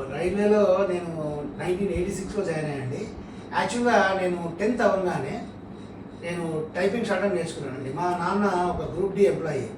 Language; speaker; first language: Telugu; non-native, local second language; Tamil